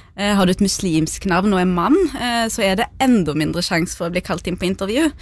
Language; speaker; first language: Norwegian; early bilingual, other home language; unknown